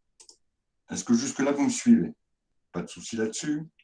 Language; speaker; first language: French; native; French